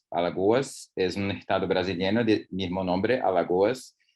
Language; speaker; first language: Spanish; non-native, learner; Portuguese